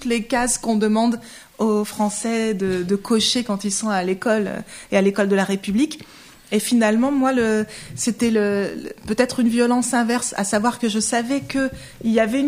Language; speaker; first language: French; native; French